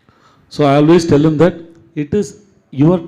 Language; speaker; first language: Telugu; non-native, learner; Tamil